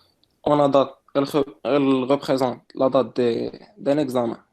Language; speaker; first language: French; non-native, local second language; Arabic